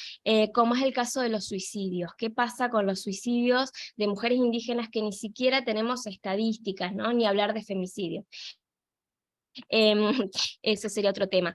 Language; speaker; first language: Spanish; native; Spanish